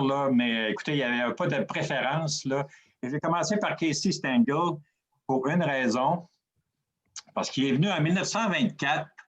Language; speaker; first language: French; native; French